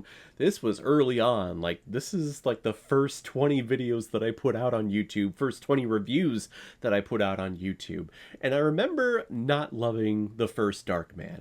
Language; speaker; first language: English; native; English